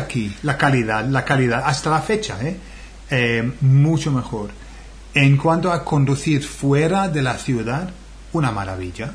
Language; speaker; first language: Spanish; non-native, fluent; English